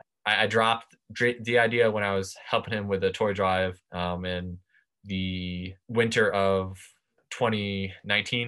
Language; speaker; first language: English; native; English